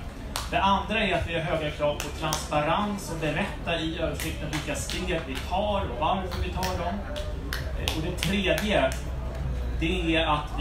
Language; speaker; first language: Swedish; native; Swedish